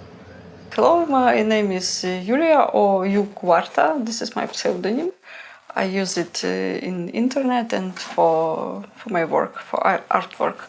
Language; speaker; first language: English; non-native, learner; Ukrainian